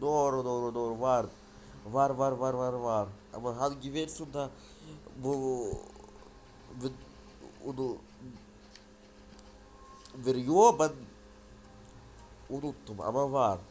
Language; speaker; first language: Turkish; non-native, learner; Russian